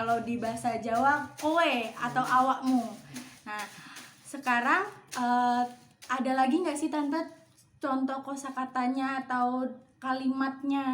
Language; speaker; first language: Indonesian; non-native, local second language; Javanese